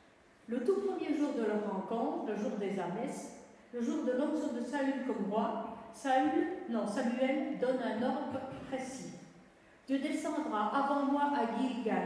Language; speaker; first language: French; native; French